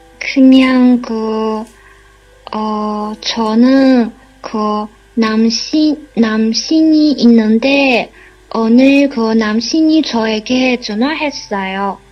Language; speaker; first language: Korean; non-native, learner; Chinese